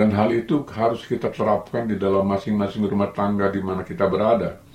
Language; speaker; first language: Indonesian; native; Indonesian